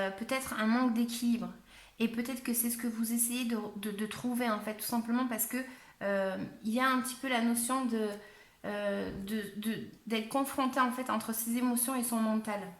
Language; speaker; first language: French; non-native, fluent; Spanish